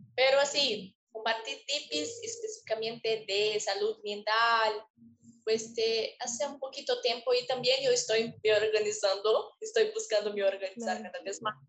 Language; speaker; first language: Spanish; non-native, learner; Portuguese